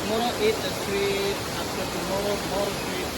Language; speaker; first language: English; non-native, learner; Balinese